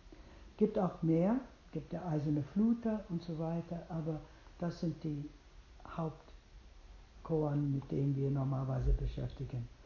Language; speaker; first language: German; non-native, fluent; English